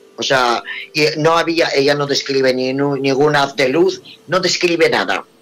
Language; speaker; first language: Spanish; non-native, fluent; Russian